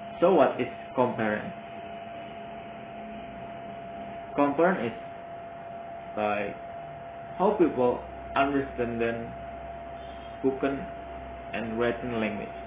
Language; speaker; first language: English; non-native, learner; Indonesian